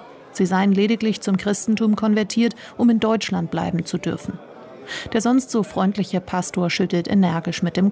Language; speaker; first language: German; native; German